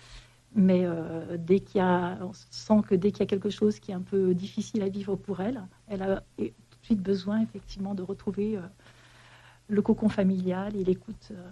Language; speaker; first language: French; native; French